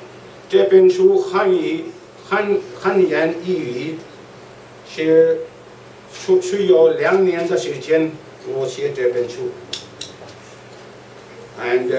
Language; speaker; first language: Chinese; non-native, learner; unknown